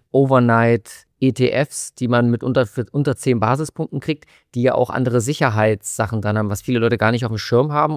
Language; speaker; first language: German; native; German